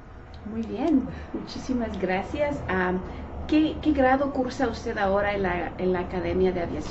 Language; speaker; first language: Spanish; native; Spanish